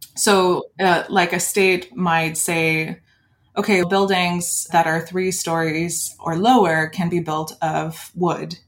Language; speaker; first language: English; early bilingual, other home language; Lithuanian